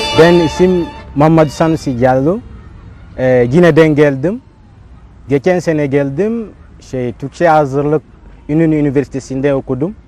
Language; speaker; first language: Turkish; non-native, learner; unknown